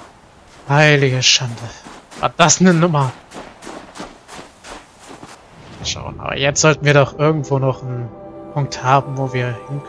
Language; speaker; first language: German; native; German